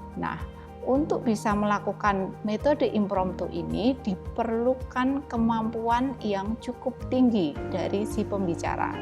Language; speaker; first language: Indonesian; native; Indonesian